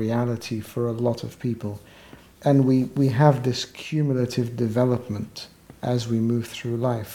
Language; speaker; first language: English; native; English